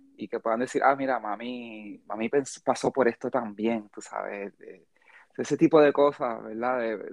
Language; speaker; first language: Spanish; early bilingual, heritage; Spanish